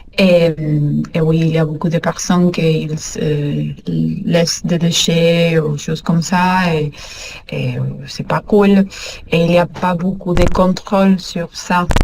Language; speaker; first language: French; non-native, learner; Spanish